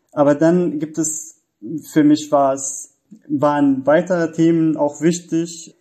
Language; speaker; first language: German; non-native, fluent; Arabic